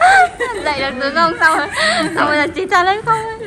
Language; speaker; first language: Vietnamese; native; Vietnamese